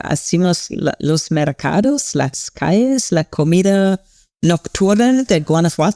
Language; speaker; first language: Spanish; non-native, learner; English